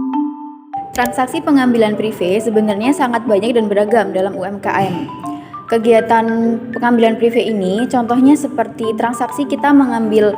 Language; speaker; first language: Indonesian; native; Indonesian